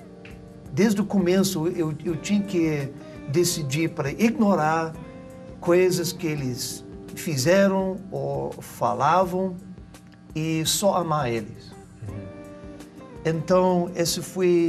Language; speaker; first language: Portuguese; non-native, fluent; English